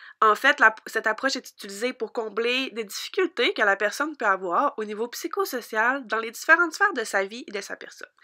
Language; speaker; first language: French; native; French